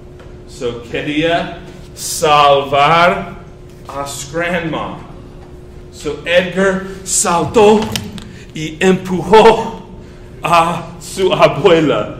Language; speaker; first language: Spanish; non-native, fluent; English